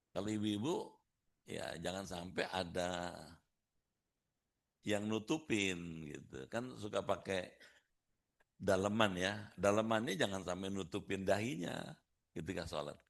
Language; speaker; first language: Indonesian; native; Indonesian